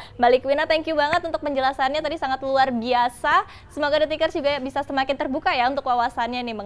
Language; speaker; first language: Indonesian; native; Indonesian